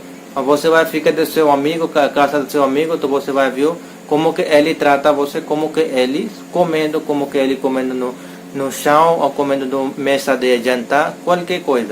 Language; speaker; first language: Portuguese; non-native, learner; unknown